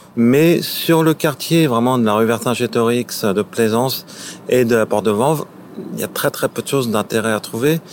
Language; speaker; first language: French; native; French